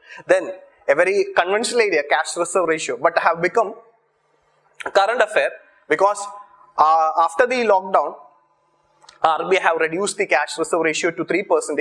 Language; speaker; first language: English; non-native, local second language; Malayalam